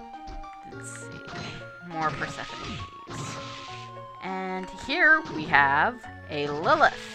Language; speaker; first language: English; native; English